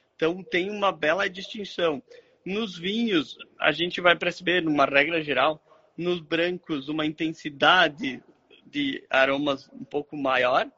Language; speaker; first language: Portuguese; native; Portuguese